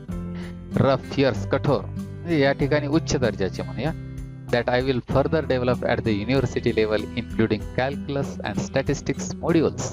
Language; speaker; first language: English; non-native, local second language; Marathi